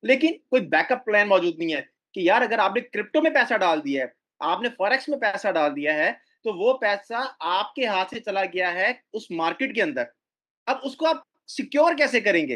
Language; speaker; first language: Hindi; native; Hindi